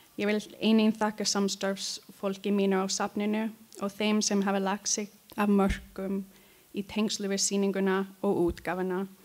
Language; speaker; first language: Icelandic; non-native, learner; English